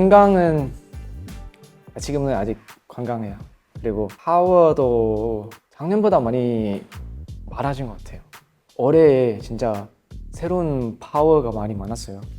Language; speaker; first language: Korean; non-native, fluent; Thai